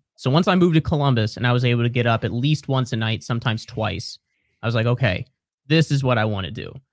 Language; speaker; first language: English; native; English